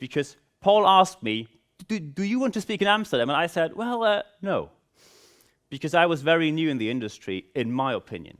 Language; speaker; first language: English; non-native, fluent; German